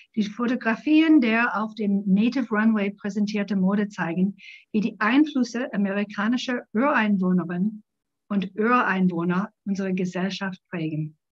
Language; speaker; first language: German; non-native, fluent; English